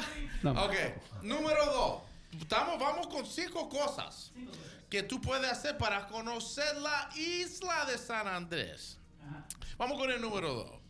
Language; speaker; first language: Spanish; native; Spanish